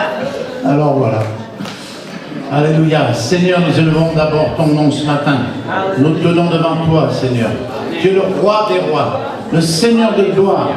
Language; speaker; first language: French; native; French